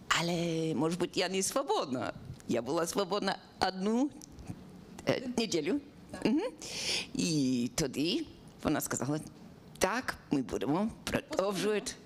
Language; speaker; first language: Ukrainian; non-native, learner; English